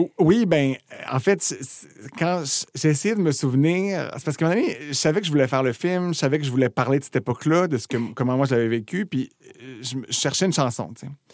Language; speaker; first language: French; native; French